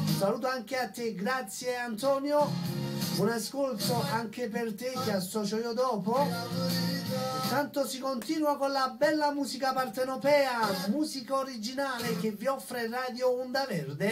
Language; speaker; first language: Italian; native; Italian